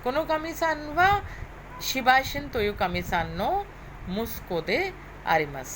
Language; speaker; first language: Japanese; non-native, fluent; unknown